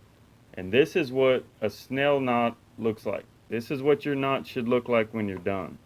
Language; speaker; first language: English; native; English